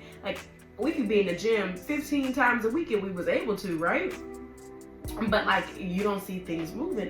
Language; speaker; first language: English; native; English